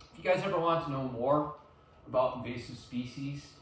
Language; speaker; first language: English; native; English